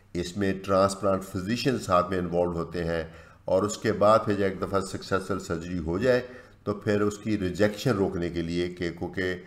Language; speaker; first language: Urdu; native; Urdu